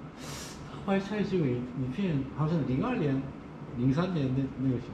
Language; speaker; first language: Chinese; non-native, fluent; Korean